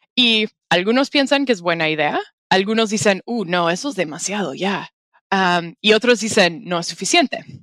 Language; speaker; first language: Spanish; non-native, fluent; English